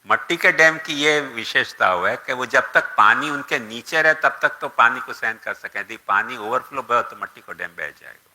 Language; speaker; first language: Hindi; non-native, local second language; Gujarati